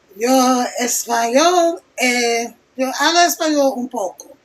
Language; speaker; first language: Spanish; non-native, learner; English